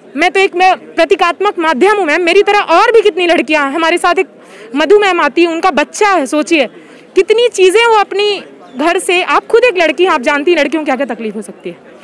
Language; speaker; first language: Hindi; native; Hindi